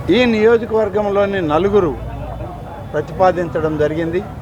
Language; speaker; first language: Telugu; native; Telugu